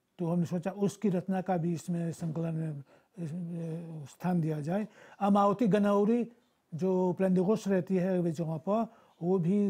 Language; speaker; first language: Hindi; early bilingual, heritage; Bhojpuri